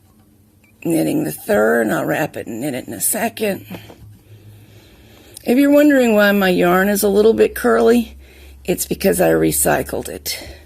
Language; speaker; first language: English; native; English